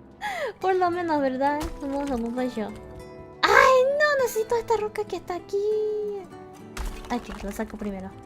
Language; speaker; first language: Spanish; early bilingual, heritage; Spanish